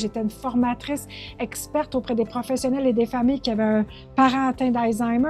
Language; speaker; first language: French; native; French